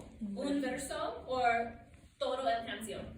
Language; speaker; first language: Spanish; non-native, learner; English